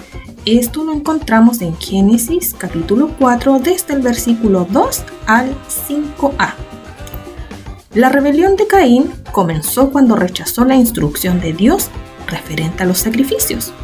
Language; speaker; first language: Spanish; native; Spanish